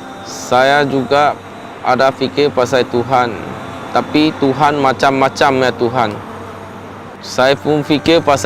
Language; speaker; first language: Indonesian; non-native, local second language; Chinese